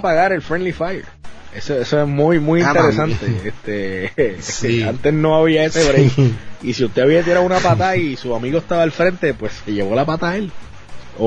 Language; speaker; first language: Spanish; native; Spanish